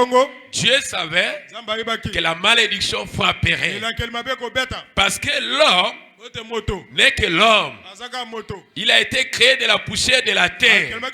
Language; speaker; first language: French; non-native, local second language; Lingala